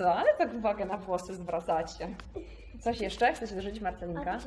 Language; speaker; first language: Polish; native; Polish